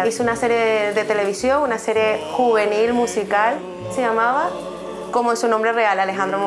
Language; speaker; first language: Spanish; native; Spanish